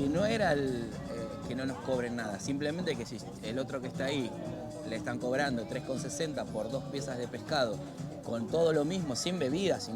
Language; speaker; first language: Spanish; native; Spanish